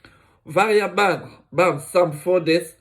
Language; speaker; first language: Swedish; non-native, learner; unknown